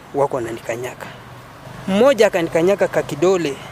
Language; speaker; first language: Swahili; non-native, local second language; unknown